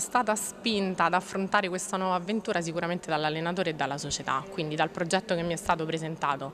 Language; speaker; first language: Italian; native; Italian